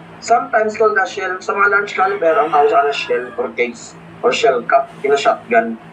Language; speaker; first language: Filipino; non-native, local second language; Hiligaynon